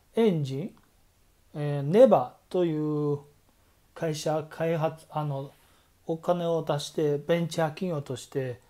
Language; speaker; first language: Japanese; non-native, fluent; Chinese